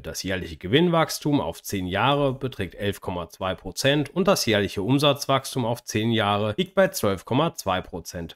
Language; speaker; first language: German; native; German